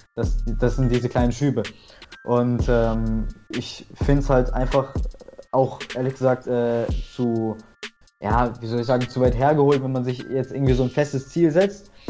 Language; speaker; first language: German; early bilingual, other home language; English